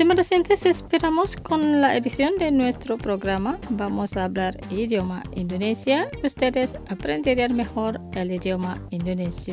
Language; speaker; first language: Spanish; non-native, fluent; Indonesian